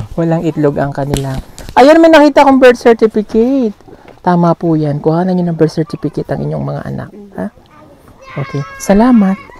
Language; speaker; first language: Filipino; non-native, local second language; Cebuano